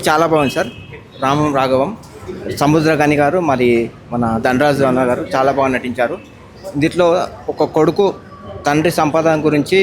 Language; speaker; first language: Telugu; native; Telugu